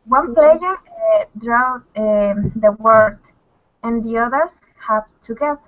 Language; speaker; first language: English; non-native, learner; Spanish